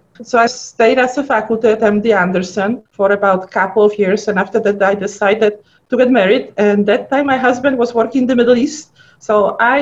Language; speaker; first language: English; non-native, fluent; Polish